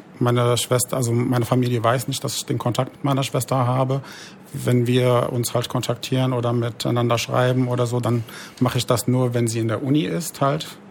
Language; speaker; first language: German; early bilingual, other home language; Arabic